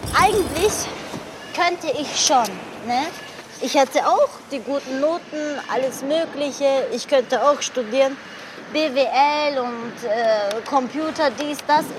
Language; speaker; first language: German; early bilingual, other home language; Turkish